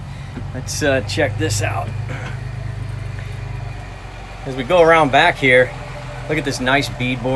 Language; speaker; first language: English; native; English